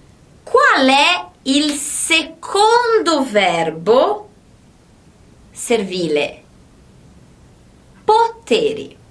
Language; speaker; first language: Italian; non-native, fluent; Portuguese